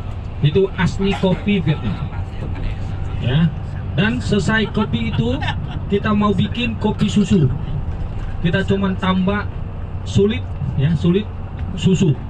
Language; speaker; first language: Indonesian; non-native, learner; Vietnamese